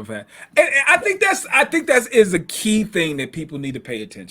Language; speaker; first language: English; native; English